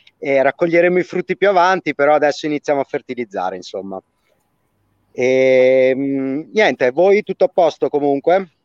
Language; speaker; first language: Italian; native; Italian